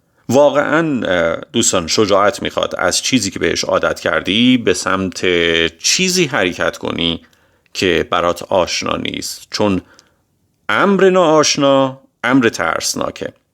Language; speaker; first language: Persian; native; Persian